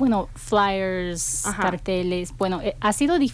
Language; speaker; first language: Spanish; non-native, fluent; English